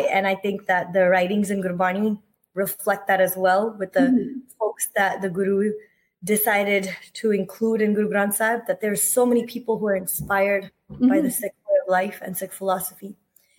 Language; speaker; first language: English; native; English